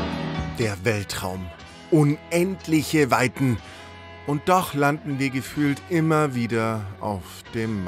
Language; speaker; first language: German; native; German